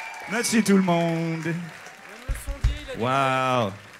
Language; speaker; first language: French; non-native, fluent; English